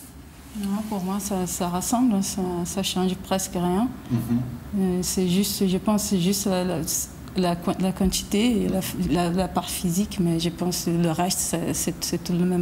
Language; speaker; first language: French; non-native, fluent; Portuguese